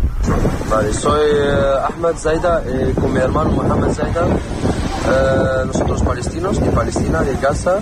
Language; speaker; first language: Spanish; non-native, learner; Arabic